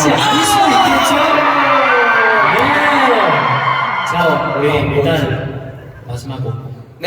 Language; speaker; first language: Korean; non-native, learner; Chinese